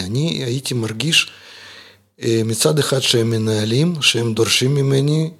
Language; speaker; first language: Hebrew; non-native, fluent; Russian